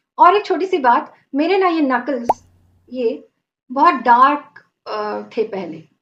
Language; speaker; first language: Hindi; non-native, local second language; Bangla